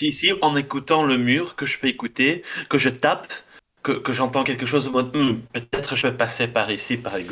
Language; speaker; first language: French; non-native, fluent; Dutch